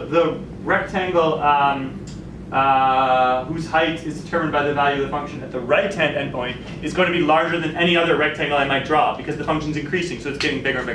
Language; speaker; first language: English; native; English